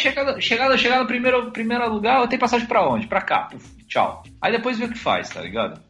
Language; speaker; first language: Portuguese; native; Portuguese